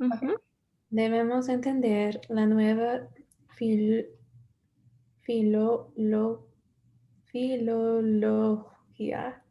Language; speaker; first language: Spanish; non-native, learner; English